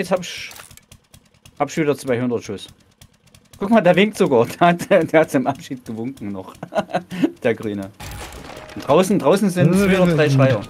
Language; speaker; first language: German; native; German